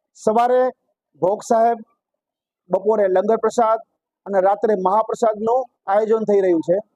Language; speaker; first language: Gujarati; non-native, local second language; Sindhi